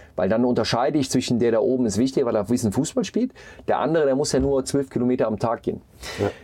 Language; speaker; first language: German; native; German